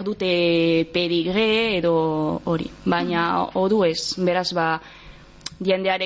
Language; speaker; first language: Basque; non-native, local second language; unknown